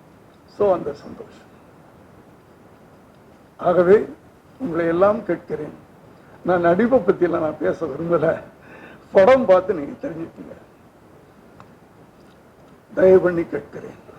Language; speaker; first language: Tamil; native; Tamil